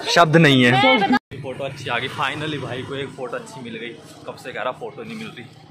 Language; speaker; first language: Hindi; native; Hindi